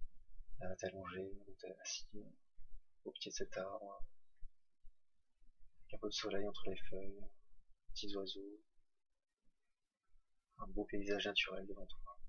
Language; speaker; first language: French; native; French